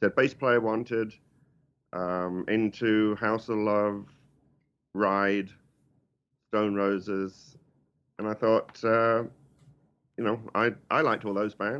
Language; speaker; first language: English; native; English